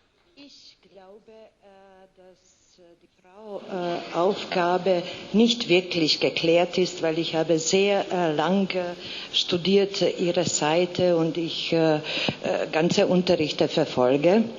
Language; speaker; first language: German; non-native, fluent; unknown